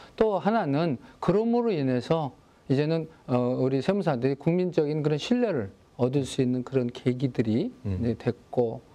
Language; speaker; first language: Korean; native; Korean